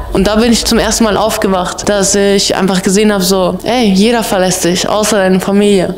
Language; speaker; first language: German; early bilingual, other home language; Russian